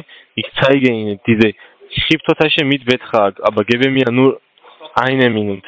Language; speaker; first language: German; non-native, learner; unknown